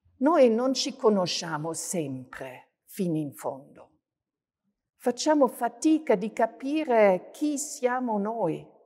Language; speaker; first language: Italian; non-native, fluent; German